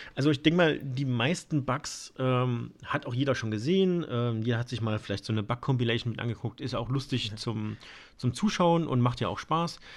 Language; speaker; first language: German; native; German